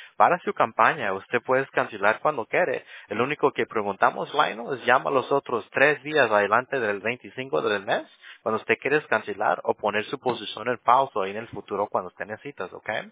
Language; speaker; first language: Spanish; early bilingual, heritage; Spanish